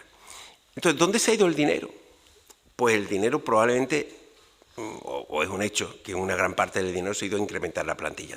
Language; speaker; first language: Spanish; native; Spanish